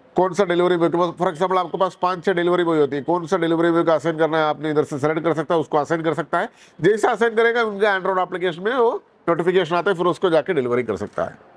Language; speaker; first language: Hindi; non-native, local second language; Malayalam